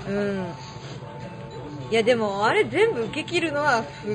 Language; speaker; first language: Japanese; native; Japanese